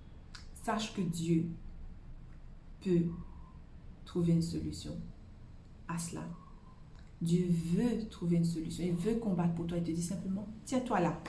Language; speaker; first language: French; native; French